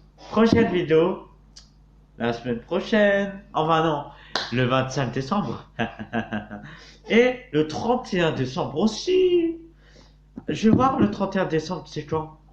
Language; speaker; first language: French; native; French